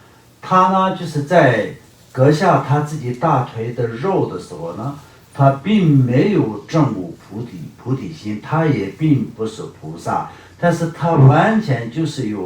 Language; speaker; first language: Chinese; non-native, local second language; Tibetan